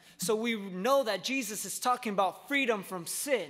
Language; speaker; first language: English; native; English